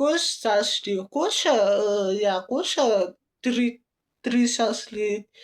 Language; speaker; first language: Russian; non-native, learner; Uzbek